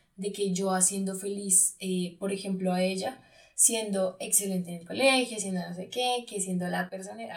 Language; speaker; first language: Spanish; native; Spanish